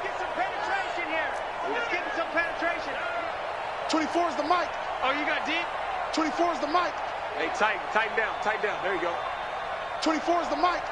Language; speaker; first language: English; native; English